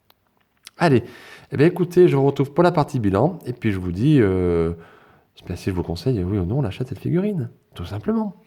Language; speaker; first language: French; native; French